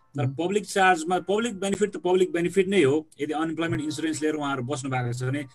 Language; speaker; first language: Nepali; native; Nepali